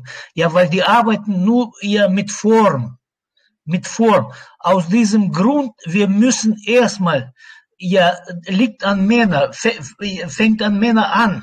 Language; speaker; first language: German; non-native, learner; Russian